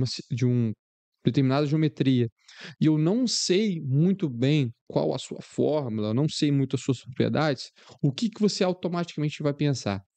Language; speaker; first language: Portuguese; native; Portuguese